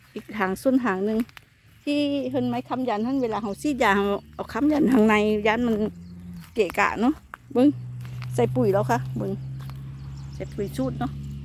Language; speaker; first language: Thai; native; Thai